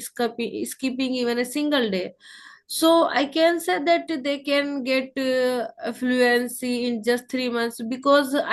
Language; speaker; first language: English; non-native, local second language; Hindi